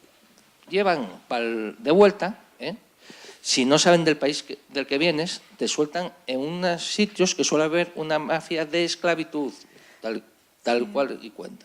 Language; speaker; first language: Spanish; native; Spanish